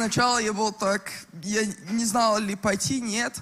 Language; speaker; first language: Russian; non-native, local second language; Latvian